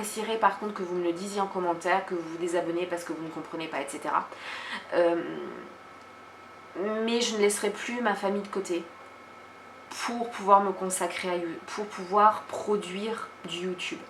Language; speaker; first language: French; native; French